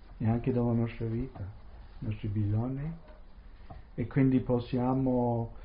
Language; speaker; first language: Italian; non-native, fluent; English